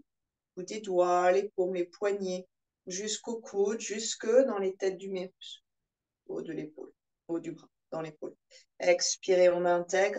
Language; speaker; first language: French; native; French